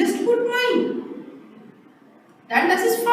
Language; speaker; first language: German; non-native, fluent; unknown